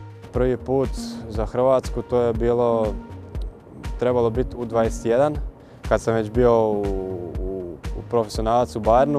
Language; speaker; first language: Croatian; early bilingual, heritage; Croatian